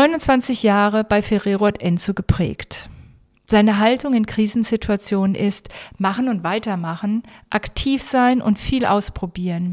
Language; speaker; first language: German; native; German